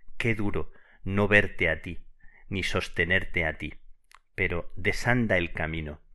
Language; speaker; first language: Spanish; native; Spanish